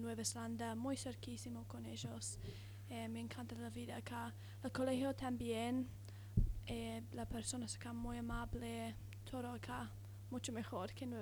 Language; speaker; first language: Spanish; non-native, learner; English